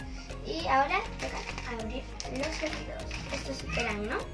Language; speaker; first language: Spanish; early bilingual, heritage; Spanish